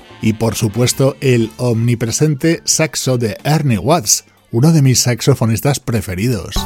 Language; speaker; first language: Spanish; native; Spanish